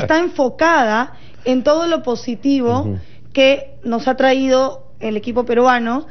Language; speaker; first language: Spanish; native; Spanish